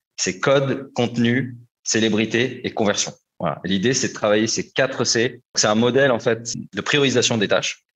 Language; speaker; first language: French; native; French